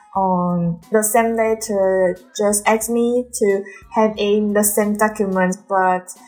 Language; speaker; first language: English; non-native, learner; Chinese